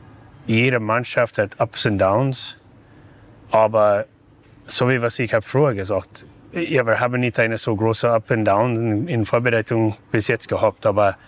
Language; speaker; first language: German; non-native, fluent; English